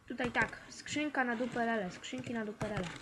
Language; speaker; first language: Polish; native; Polish